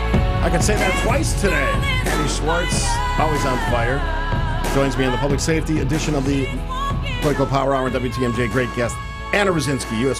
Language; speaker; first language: English; native; English